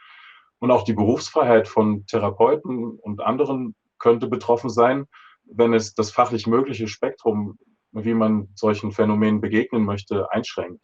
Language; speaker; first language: German; native; German